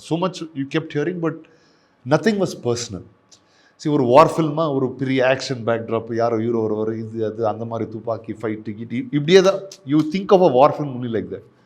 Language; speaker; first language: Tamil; non-native, local second language; Telugu